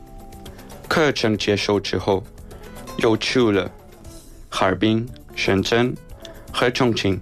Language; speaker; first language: Chinese; non-native, learner; Spanish